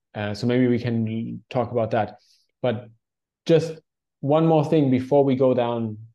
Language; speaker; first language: English; non-native, fluent; German